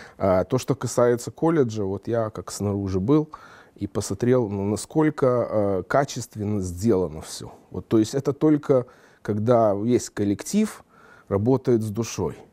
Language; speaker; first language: Russian; native; Russian